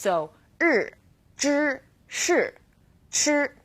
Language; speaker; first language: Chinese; non-native, fluent; English